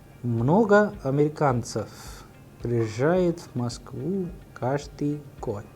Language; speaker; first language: Russian; non-native, fluent; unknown